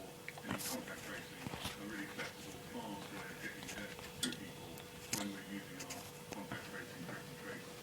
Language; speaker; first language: English; native; English